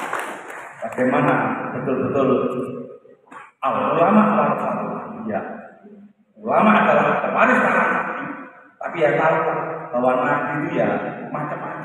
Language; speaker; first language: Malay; non-native, local second language; Javanese